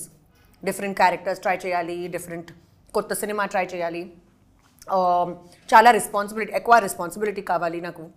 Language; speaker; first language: Telugu; non-native, local second language; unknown